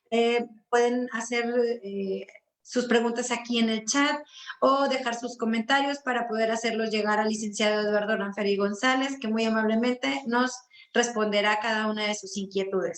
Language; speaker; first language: Spanish; native; Spanish